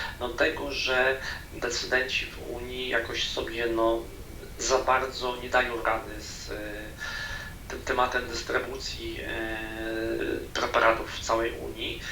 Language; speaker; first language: Polish; native; Polish